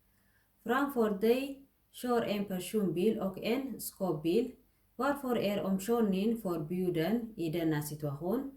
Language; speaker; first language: Swedish; non-native, learner; Tigrinya